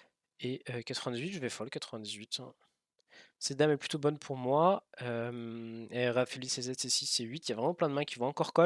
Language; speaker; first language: French; native; French